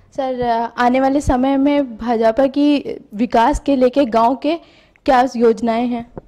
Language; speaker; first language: Hindi; native; Hindi